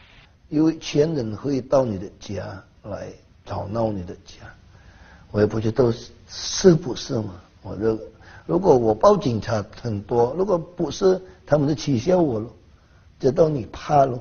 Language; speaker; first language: Chinese; non-native, learner; Hakka Chinese